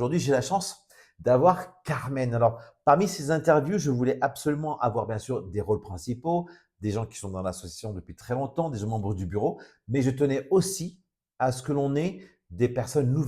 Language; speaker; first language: French; native; French